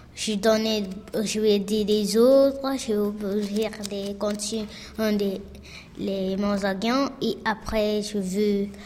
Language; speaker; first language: French; early bilingual, other home language; Fula